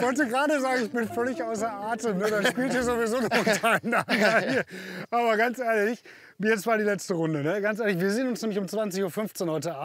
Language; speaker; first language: German; native; German